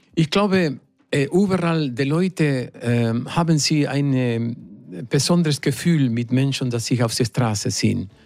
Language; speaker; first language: German; non-native, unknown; Spanish